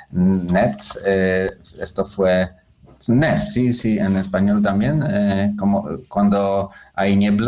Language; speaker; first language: Spanish; non-native, fluent; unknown